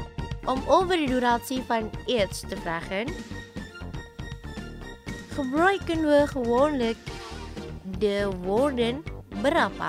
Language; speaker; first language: Dutch; non-native, fluent; Indonesian